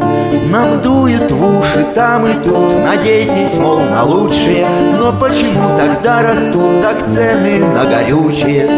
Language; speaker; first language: Russian; native; Russian